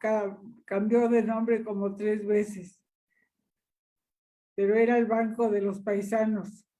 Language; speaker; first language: Spanish; early bilingual, other home language; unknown